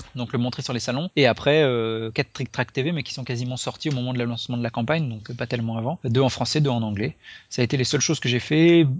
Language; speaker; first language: French; native; French